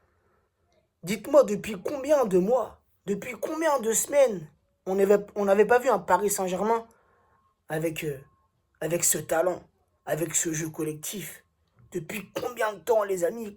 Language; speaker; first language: French; native; French